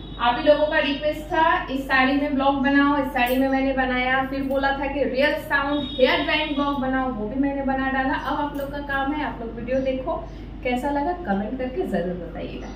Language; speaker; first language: Hindi; non-native, local second language; Bangla